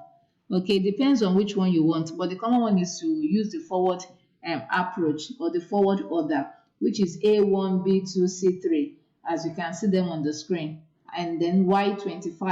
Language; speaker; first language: English; non-native, local second language; Yoruba